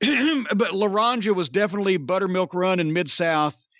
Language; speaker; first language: English; native; English